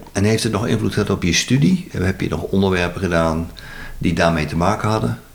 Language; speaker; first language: Dutch; native; Dutch